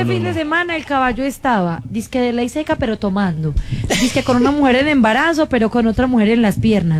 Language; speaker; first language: Spanish; native; Spanish